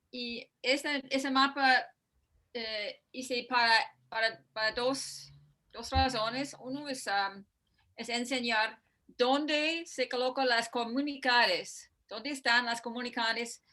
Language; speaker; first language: Spanish; non-native, fluent; English